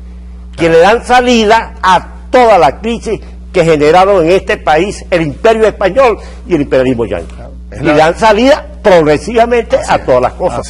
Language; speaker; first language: Spanish; native; Spanish